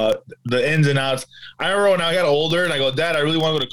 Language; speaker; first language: English; native; English